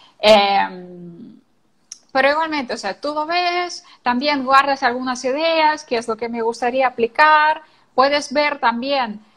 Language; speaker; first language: Spanish; non-native, fluent; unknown